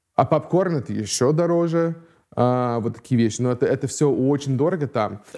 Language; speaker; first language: Russian; non-native, fluent; English